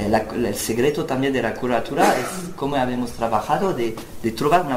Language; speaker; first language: Spanish; non-native, learner; French